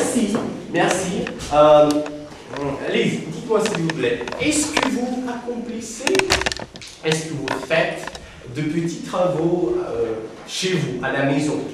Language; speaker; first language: French; non-native, fluent; Russian